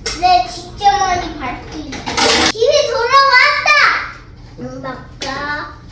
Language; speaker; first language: Korean; early bilingual, heritage; English